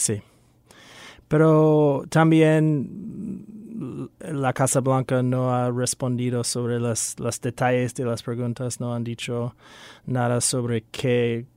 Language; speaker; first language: Spanish; non-native, fluent; English